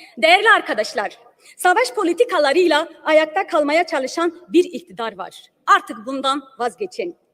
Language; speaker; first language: Turkish; non-native, local second language; Kurdish